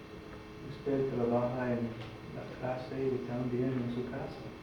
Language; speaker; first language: Spanish; non-native, learner; English